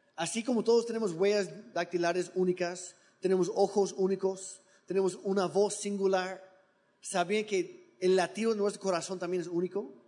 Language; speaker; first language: Spanish; non-native, fluent; English